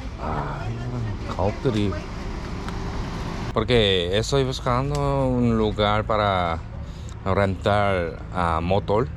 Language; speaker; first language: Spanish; non-native, learner; Korean